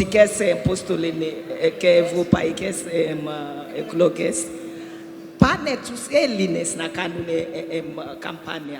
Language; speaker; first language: Greek; non-native, learner; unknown